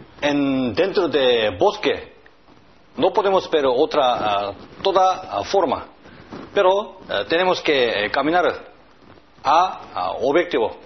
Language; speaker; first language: Spanish; non-native, learner; Korean